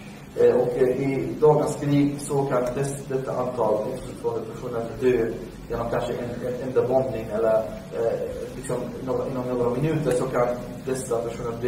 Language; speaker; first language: Swedish; early bilingual, other home language; Arabic